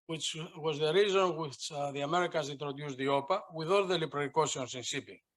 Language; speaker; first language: English; non-native, fluent; Greek